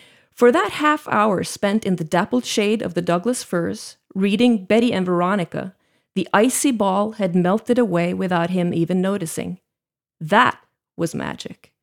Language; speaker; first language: English; non-native, fluent; Norwegian